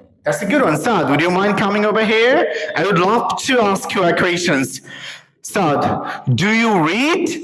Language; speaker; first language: English; non-native, local second language; Bangla